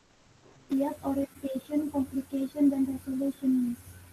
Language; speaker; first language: English; non-native, learner; Indonesian